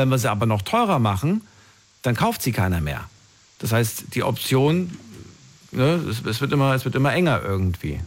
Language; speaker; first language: German; native; German